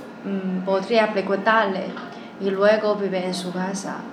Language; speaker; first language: Spanish; non-native, learner; Chinese